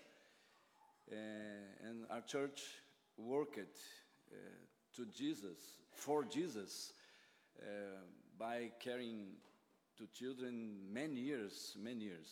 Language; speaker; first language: English; non-native, learner; Portuguese